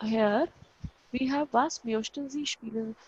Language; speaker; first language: German; non-native, fluent; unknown